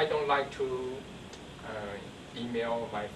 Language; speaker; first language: English; non-native, learner; Chinese